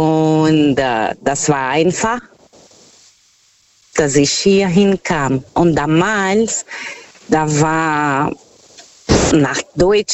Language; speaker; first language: German; non-native, learner; Portuguese